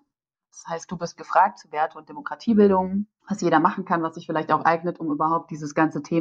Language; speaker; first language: German; native; German